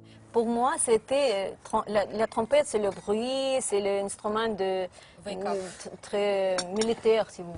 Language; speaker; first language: French; non-native, fluent; Russian